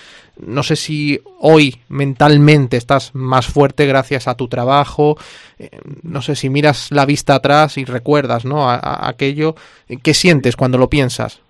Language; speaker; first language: Spanish; native; Spanish